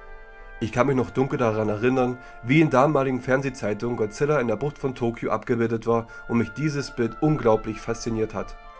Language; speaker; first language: German; native; German